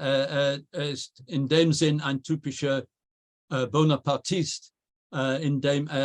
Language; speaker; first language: German; non-native, fluent; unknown